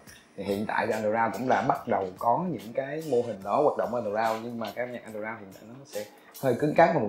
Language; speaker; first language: Vietnamese; native; Vietnamese